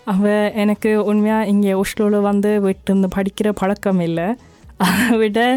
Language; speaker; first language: Tamil; early bilingual, heritage; Norwegian